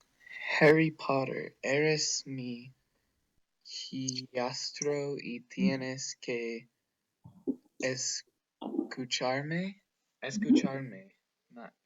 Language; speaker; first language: Spanish; non-native, learner; English